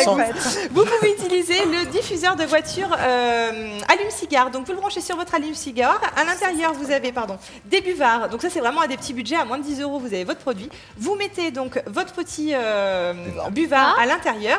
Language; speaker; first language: French; native; French